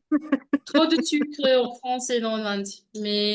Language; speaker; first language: French; non-native, learner; Punjabi